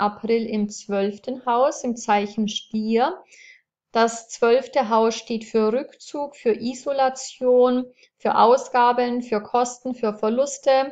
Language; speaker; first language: German; native; German